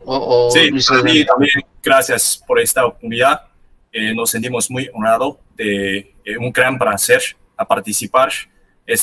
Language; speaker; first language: Spanish; non-native, fluent; Chinese